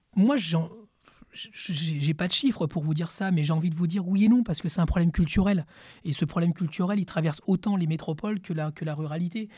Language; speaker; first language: French; early bilingual, other home language; Spanish